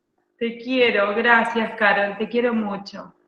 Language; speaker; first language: Spanish; native; Spanish